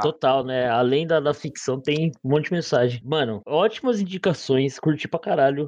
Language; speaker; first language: Portuguese; native; Portuguese